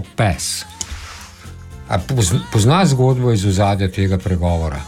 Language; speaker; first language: Slovenian; native; Slovenian